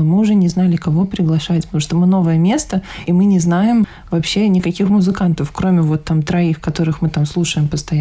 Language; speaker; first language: Russian; native; Russian